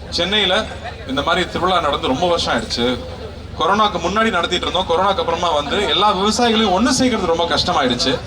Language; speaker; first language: Tamil; native; Tamil